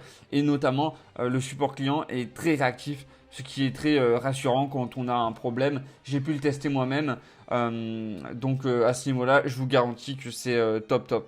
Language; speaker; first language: French; native; French